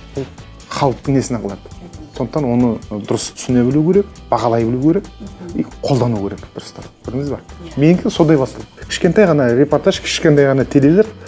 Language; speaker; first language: Kazakh; non-native, local second language; Karachay-Balkar